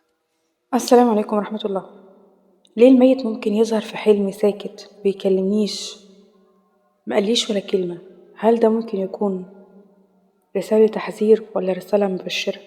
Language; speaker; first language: Arabic; native; Arabic